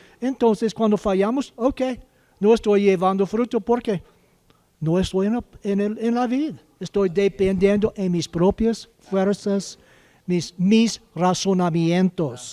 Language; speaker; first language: Spanish; non-native, learner; English